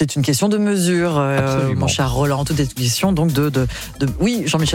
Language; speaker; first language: French; native; French